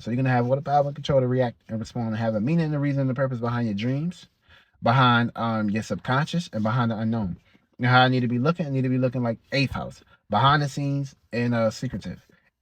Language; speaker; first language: English; native; English